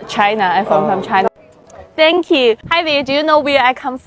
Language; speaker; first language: English; non-native, fluent; Chinese